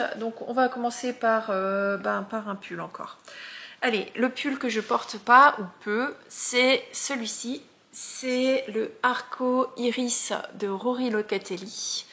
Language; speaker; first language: French; native; French